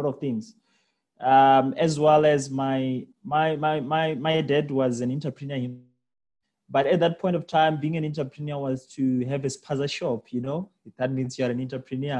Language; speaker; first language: English; non-native, local second language; Venda